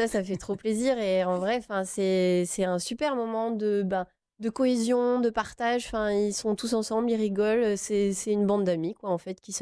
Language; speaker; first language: French; native; French